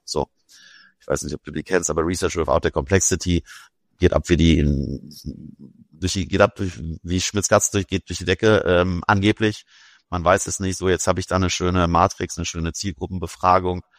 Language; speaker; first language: German; native; German